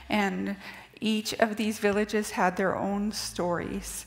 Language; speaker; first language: English; native; English